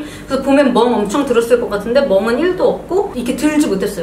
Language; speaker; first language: Korean; early bilingual, heritage; Korean